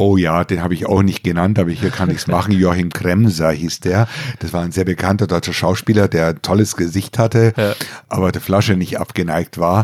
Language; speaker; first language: German; native; German